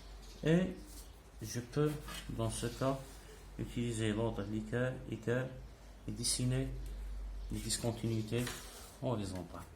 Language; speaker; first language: French; non-native, local second language; Arabic